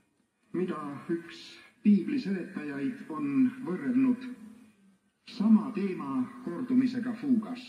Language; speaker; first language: Estonian; native; Estonian